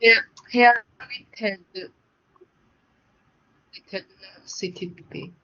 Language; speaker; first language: English; non-native, learner; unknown